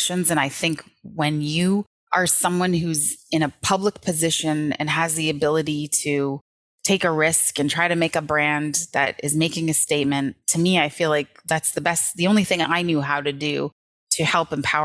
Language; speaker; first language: English; native; English